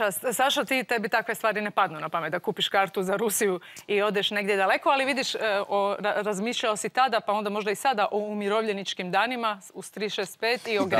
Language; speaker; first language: Croatian; native; Croatian